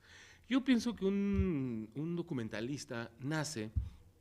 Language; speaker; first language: Spanish; native; Spanish